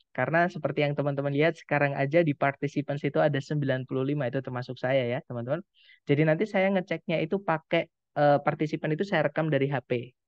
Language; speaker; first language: Indonesian; non-native, local second language; Javanese